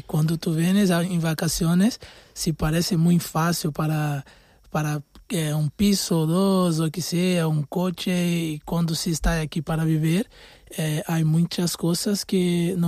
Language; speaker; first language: Spanish; non-native, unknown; Portuguese